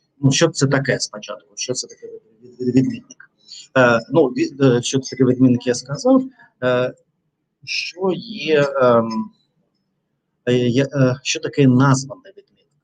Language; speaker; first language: Ukrainian; non-native, learner; Russian